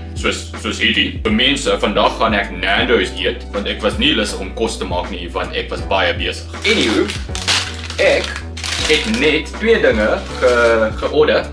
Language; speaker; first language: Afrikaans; non-native, learner; Korean